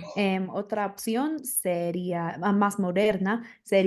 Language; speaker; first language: Spanish; non-native, learner; English